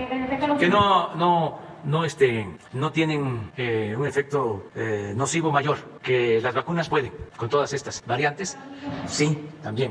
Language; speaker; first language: Spanish; native; Spanish